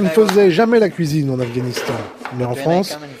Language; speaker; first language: French; non-native, fluent; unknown